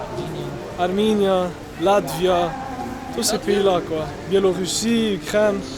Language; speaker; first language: French; non-native, local second language; Arabic